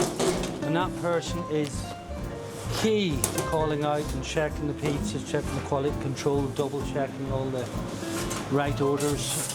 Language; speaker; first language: English; native; English